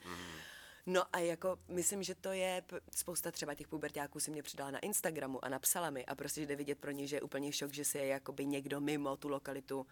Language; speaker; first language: Czech; native; Czech